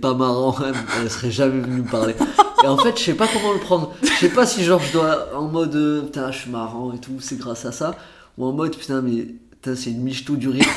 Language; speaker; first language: French; early bilingual, other home language; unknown